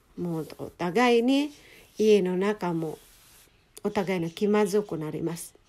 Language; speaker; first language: Japanese; non-native, fluent; Filipino